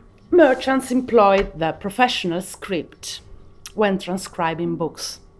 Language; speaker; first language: English; non-native, fluent; Italian